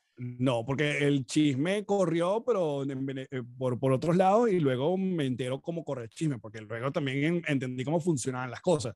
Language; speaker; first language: Spanish; native; Spanish